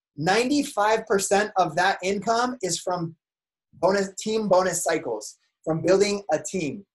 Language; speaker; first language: English; native; English